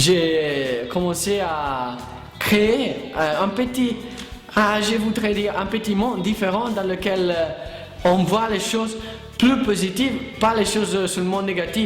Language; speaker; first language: French; non-native, learner; Italian